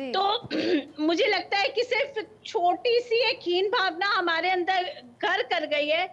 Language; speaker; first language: Hindi; native; Hindi